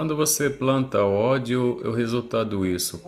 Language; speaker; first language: Portuguese; non-native, fluent; Arabic